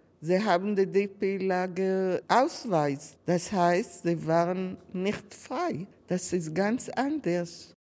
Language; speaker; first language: German; non-native, learner; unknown